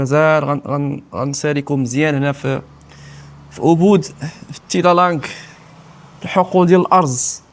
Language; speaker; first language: Arabic; native; Arabic